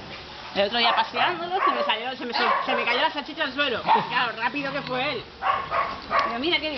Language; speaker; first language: Spanish; native; Spanish